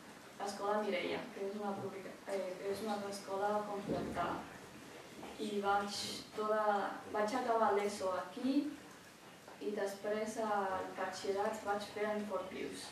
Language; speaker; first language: Catalan; early bilingual, other home language; Chinese